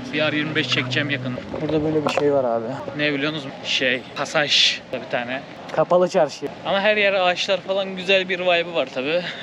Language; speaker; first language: Turkish; early bilingual, heritage; Turkish